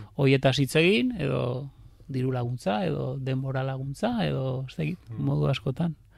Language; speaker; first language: Basque; native; Basque